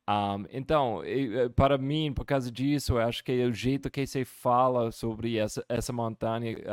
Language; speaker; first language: Portuguese; non-native, fluent; English